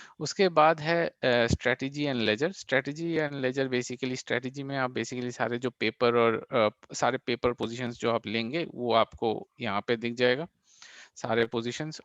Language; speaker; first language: Hindi; non-native, local second language; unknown